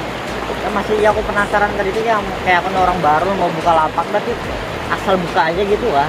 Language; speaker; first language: Indonesian; native; Indonesian